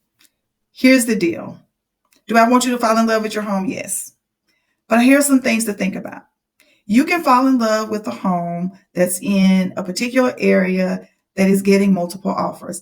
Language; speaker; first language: English; native; English